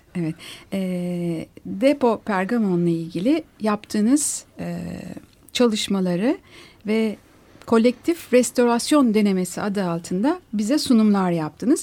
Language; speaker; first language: Turkish; native; Turkish